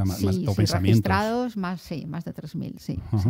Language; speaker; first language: Spanish; native; Spanish